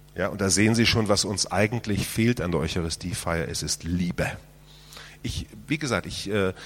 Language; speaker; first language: German; native; German